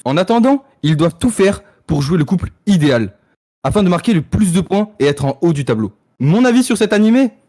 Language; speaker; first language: French; native; French